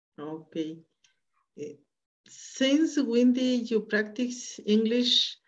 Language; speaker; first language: English; non-native, learner; Spanish